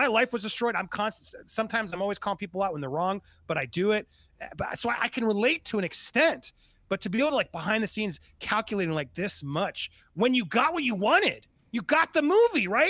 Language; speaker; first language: English; native; English